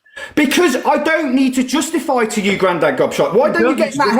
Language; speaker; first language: English; native; English